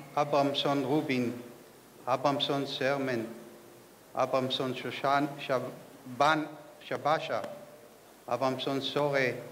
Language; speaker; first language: English; non-native, fluent; Hebrew